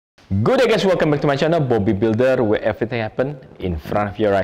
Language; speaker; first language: English; non-native, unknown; Indonesian